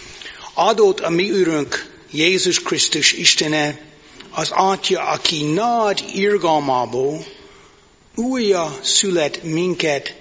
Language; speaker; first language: Hungarian; non-native, fluent; English